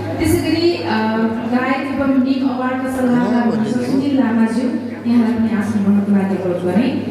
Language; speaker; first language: Nepali; native; Nepali